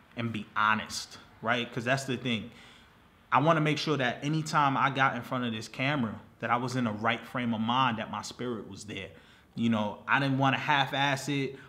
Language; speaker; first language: English; native; English